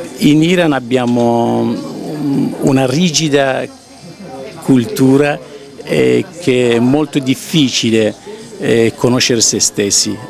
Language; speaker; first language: Italian; non-native, fluent; Persian